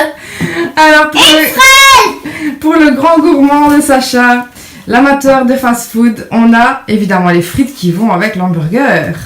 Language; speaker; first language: French; native; French